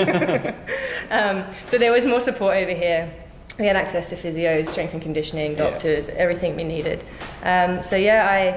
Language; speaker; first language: English; native; English